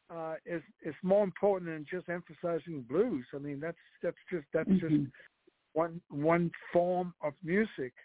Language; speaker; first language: English; non-native, fluent; Danish